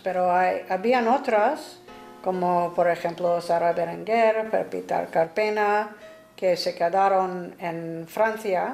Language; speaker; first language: Spanish; non-native, fluent; English